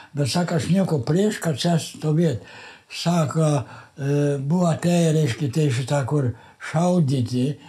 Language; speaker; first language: Lithuanian; non-native, local second language; Yiddish